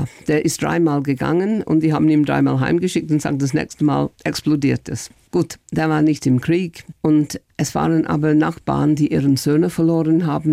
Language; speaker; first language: German; non-native, fluent; English